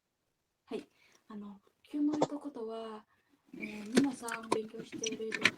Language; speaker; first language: Japanese; non-native, learner; Indonesian